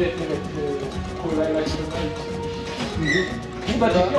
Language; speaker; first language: Turkish; non-native, learner; French